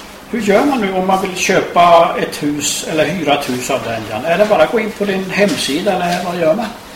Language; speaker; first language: Swedish; native; Swedish